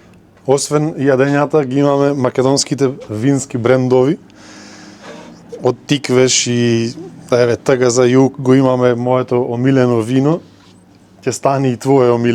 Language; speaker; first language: Macedonian; native; Macedonian